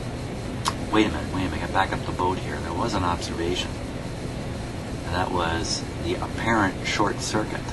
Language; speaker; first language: English; native; English